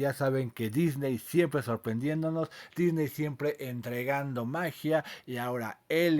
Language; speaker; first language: Spanish; native; Spanish